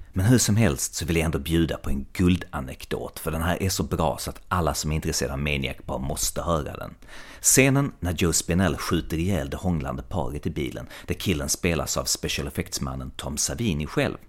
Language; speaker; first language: English; non-native, fluent; Swedish